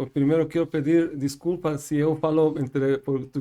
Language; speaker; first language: Portuguese; non-native, learner; Persian